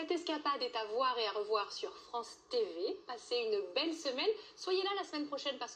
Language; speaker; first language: French; native; French